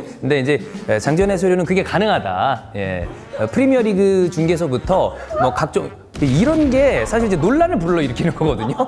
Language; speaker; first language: Korean; native; Korean